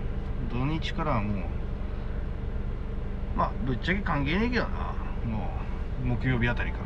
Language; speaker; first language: Japanese; native; Japanese